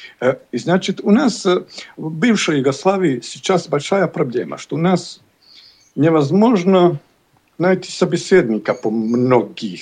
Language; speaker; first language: Russian; non-native, learner; Bosnian